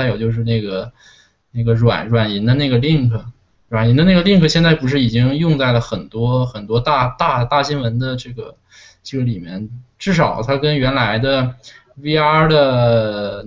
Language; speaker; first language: Chinese; native; Chinese